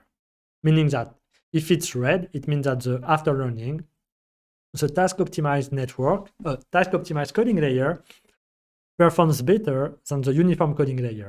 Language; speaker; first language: English; non-native, fluent; French